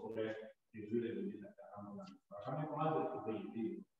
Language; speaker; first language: French; native; French